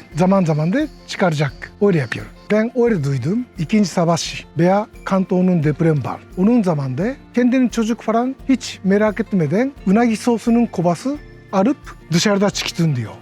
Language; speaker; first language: Turkish; non-native, learner; Japanese